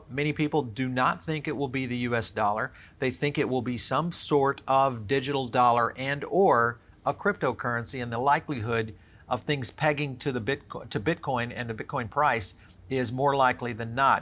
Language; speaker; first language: English; native; English